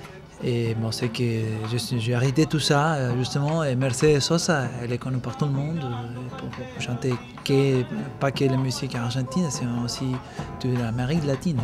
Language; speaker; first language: French; non-native, fluent; Spanish